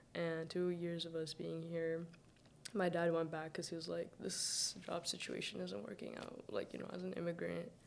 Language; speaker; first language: English; early bilingual, other home language; Arabic